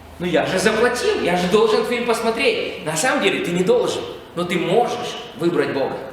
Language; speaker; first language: Russian; native; Russian